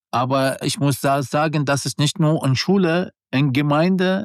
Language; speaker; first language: German; non-native, learner; Arabic